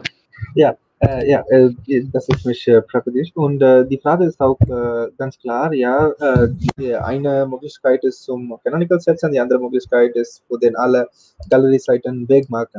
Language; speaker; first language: German; non-native, learner; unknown